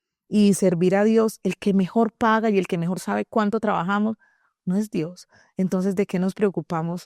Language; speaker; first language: Spanish; native; Spanish